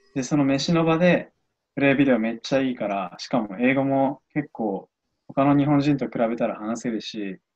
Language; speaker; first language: Japanese; native; Japanese